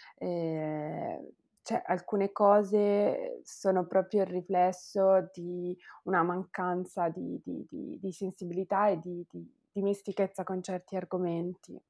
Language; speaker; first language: Italian; native; Italian